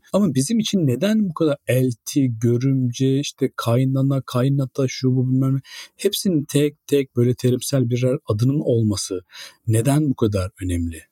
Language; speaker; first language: Turkish; native; Turkish